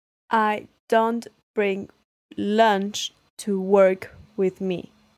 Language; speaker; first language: English; non-native, learner; Spanish